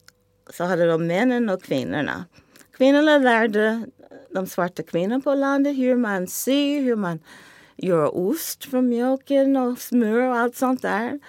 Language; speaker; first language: Swedish; non-native, fluent; English